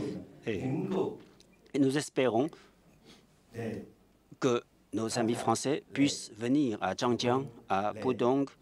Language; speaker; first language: French; non-native, fluent; Chinese